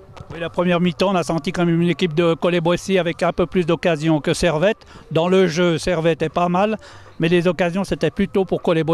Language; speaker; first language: French; native; French